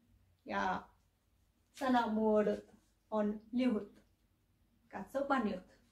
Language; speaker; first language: Finnish; non-native, learner; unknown